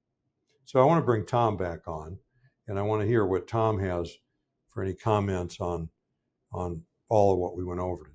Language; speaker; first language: English; native; English